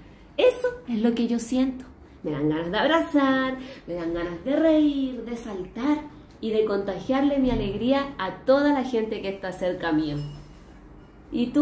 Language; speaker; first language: Spanish; native; Spanish